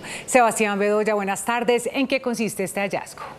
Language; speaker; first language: Spanish; native; Spanish